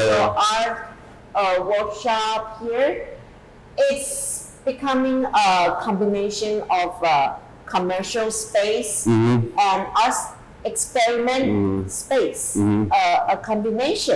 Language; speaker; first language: English; non-native, fluent; Chinese